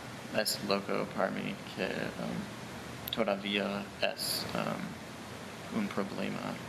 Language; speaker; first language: Spanish; non-native, learner; English